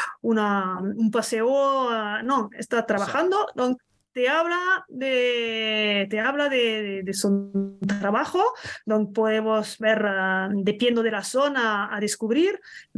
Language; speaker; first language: Spanish; non-native, learner; French